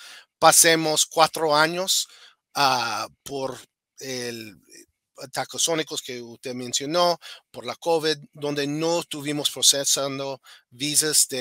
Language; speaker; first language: Spanish; non-native, fluent; English